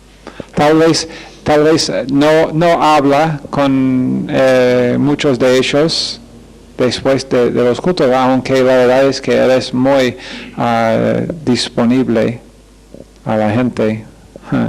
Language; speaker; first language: Spanish; non-native, fluent; English